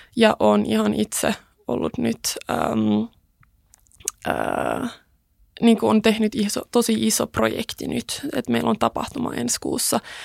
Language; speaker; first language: Finnish; early bilingual, other home language; Swedish